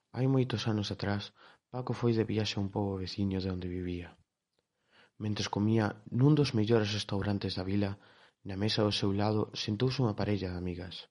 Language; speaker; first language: Galician; non-native, local second language; Spanish